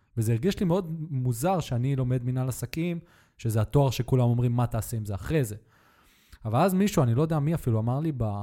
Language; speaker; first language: Hebrew; native; Hebrew